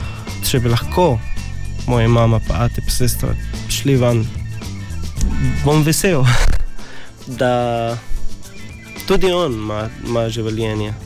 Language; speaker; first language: Slovenian; non-native, learner; Arabic